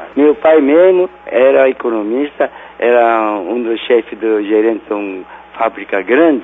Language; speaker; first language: Portuguese; early bilingual, other home language; Japanese